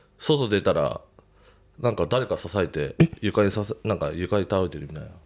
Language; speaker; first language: Japanese; native; Japanese